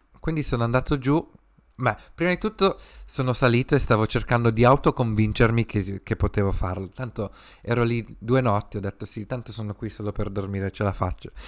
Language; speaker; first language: Italian; early bilingual, other home language; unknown